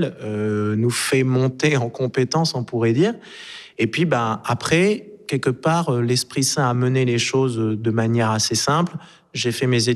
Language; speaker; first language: French; native; French